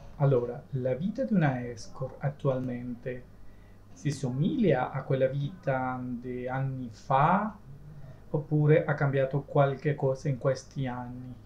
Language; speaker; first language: Italian; non-native, fluent; Spanish